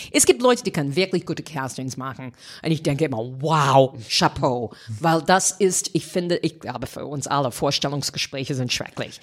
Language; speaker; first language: German; non-native, fluent; English